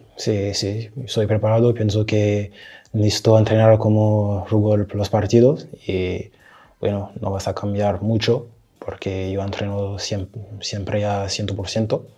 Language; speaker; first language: Spanish; non-native, learner; French